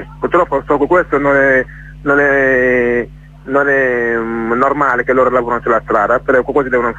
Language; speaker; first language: Italian; non-native, fluent; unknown